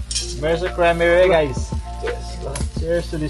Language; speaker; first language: English; non-native, learner; Nepali